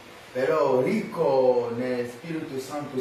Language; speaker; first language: Italian; non-native, fluent; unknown